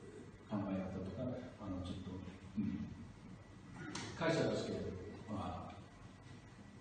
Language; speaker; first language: Japanese; non-native, fluent; English